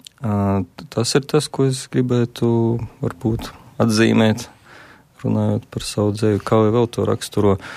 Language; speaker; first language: Latvian; non-native, local second language; Russian